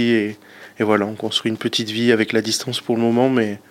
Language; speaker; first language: French; native; French